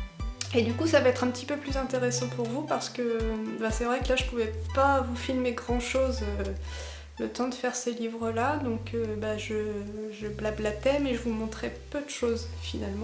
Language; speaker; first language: French; native; French